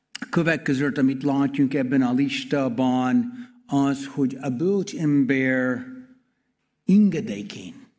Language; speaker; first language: Hungarian; non-native, learner; English